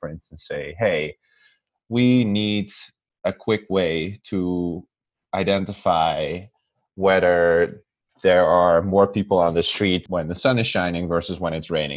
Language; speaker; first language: English; non-native, fluent; Dutch